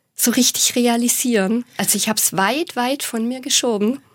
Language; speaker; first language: German; native; German